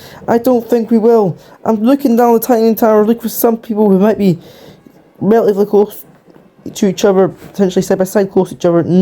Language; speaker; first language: English; native; English